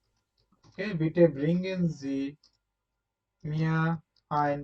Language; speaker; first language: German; non-native, learner; Bangla